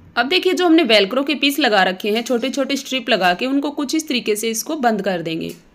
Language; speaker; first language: Hindi; native; Hindi